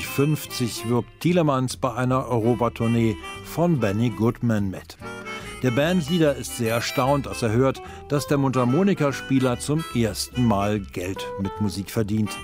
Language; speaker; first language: German; native; German